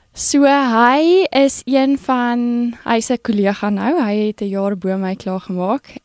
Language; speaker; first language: Afrikaans; native; Afrikaans